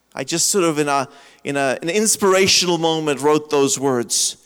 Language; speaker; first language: English; native; English